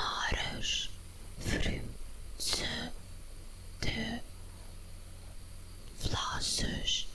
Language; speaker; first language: Albanian; non-native, learner; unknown